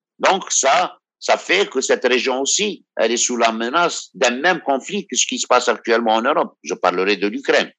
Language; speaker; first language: French; non-native, local second language; Arabic